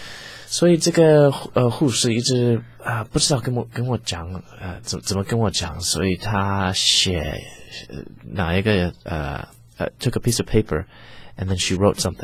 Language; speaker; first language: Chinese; early bilingual, heritage; English